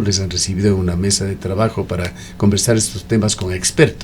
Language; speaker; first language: Spanish; native; Spanish